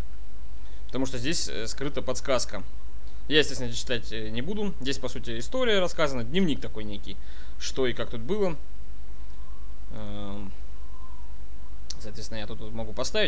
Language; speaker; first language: Russian; native; Russian